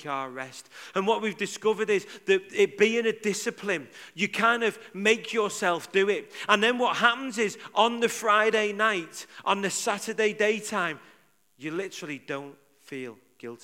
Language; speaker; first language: English; native; English